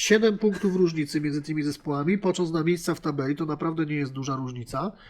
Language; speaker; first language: Polish; native; Polish